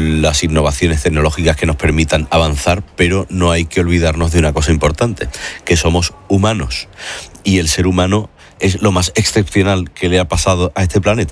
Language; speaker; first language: Spanish; native; Spanish